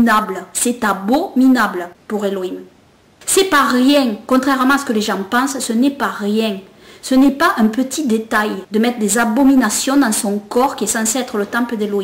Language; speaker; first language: French; native; French